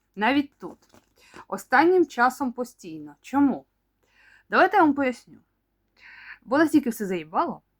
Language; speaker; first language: Ukrainian; non-native, local second language; Russian